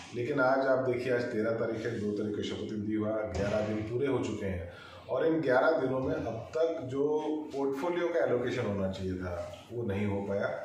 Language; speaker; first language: Hindi; non-native, local second language; Marathi